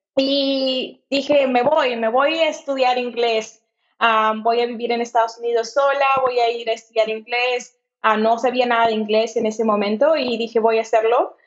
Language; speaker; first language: Spanish; native; Spanish